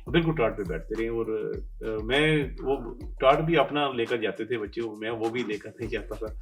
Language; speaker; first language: Urdu; non-native, local second language; Pahari-Potwari